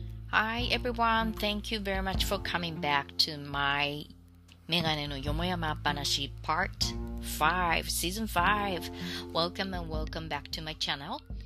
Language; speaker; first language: English; non-native, fluent; Japanese